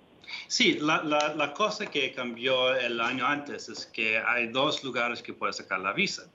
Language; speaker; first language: Spanish; non-native, fluent; English